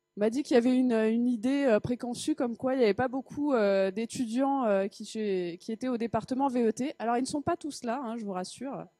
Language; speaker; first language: French; native; French